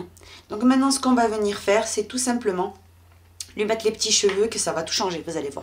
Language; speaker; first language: French; native; French